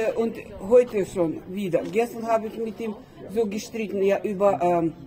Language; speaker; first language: German; non-native, learner; Russian